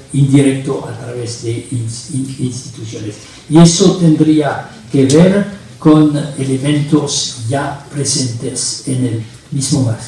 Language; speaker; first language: Spanish; non-native, fluent; French